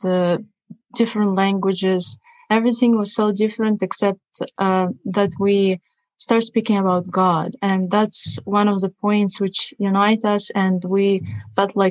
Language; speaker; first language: English; non-native, fluent; Russian